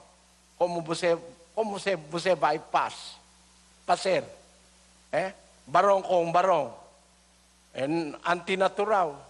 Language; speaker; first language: Portuguese; non-native, learner; Filipino